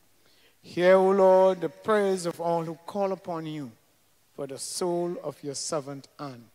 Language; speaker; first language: English; native; English